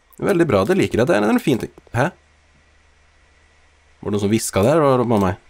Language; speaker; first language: Norwegian; native; Norwegian